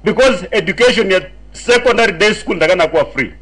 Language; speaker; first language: English; non-native, local second language; Swahili